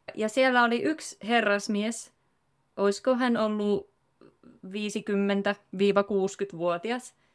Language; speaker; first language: Finnish; native; Finnish